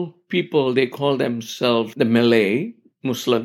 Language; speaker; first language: English; non-native, local second language; Tamil